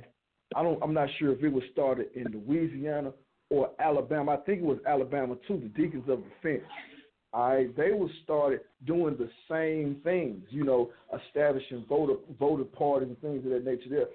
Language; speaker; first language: English; native; English